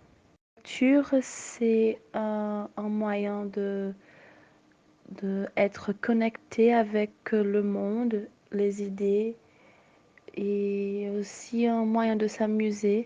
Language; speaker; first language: French; non-native, fluent; Portuguese